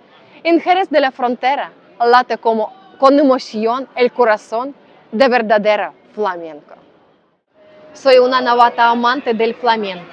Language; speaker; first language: Spanish; non-native, fluent; Ukrainian